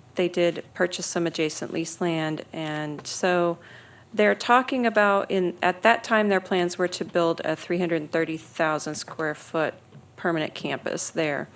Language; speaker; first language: English; native; English